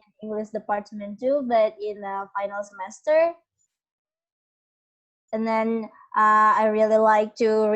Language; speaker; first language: English; non-native, learner; Indonesian